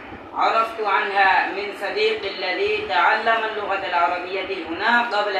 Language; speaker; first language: Arabic; non-native, learner; Urdu